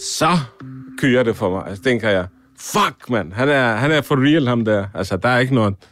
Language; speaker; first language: Danish; early bilingual, other home language; Arabic